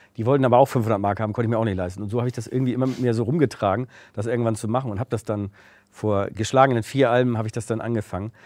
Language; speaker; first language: German; native; German